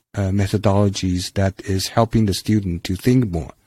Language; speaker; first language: English; non-native, fluent; Chinese